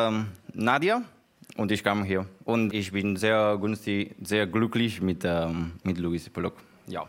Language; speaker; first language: German; non-native, learner; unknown